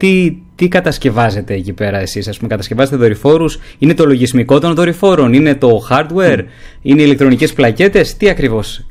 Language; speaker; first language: Greek; native; Greek